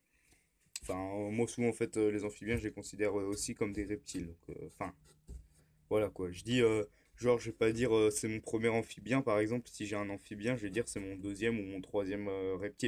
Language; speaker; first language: French; native; French